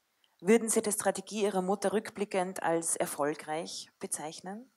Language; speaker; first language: German; native; German